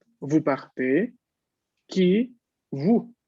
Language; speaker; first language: French; non-native, fluent; Spanish